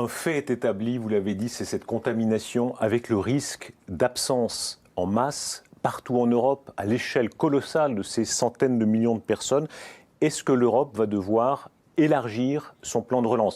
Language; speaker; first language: French; native; French